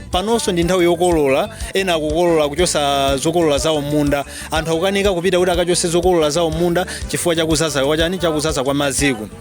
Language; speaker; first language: Nyanja; native; Nyanja